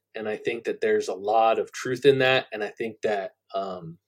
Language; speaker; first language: English; native; English